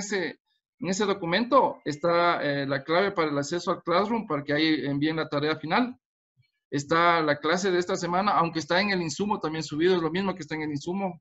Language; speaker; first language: Spanish; native; Spanish